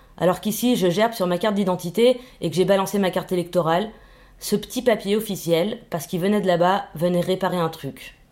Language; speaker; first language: French; early bilingual, other home language; Spanish